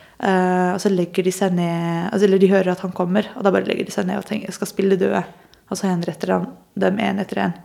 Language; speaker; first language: Norwegian; early bilingual, other home language; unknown